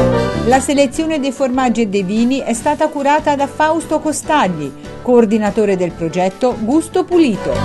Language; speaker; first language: Italian; native; Italian